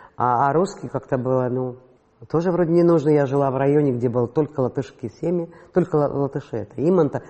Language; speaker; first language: Russian; non-native, local second language; Latvian